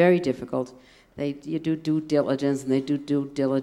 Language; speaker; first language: English; early bilingual, other home language; German